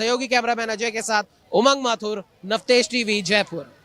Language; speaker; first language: Hindi; native; Hindi